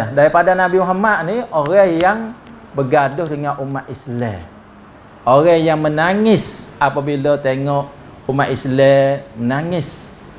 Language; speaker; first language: Malay; native; Malay